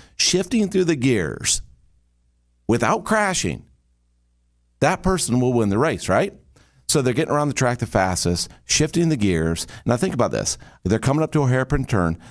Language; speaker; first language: English; native; English